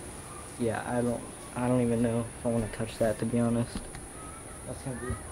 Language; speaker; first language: English; native; English